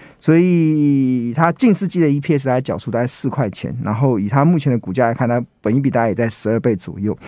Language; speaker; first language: Chinese; native; Chinese